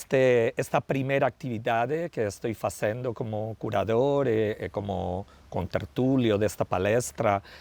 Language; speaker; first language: Portuguese; non-native, learner; Spanish